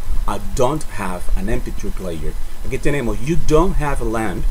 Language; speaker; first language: English; non-native, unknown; Spanish